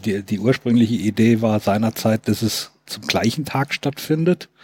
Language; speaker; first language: German; native; German